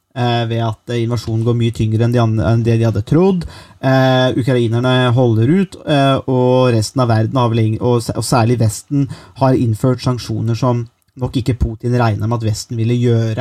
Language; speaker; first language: Norwegian; native; Norwegian